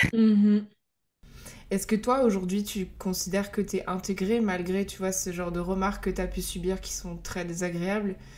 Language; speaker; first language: French; native; French